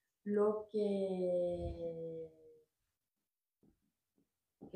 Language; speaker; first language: Spanish; non-native, learner; French